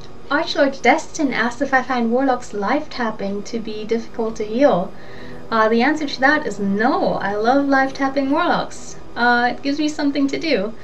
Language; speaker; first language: English; early bilingual, other home language; German